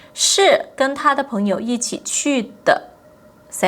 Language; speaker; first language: Chinese; non-native, fluent; Portuguese